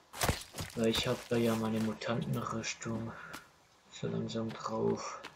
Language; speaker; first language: German; native; German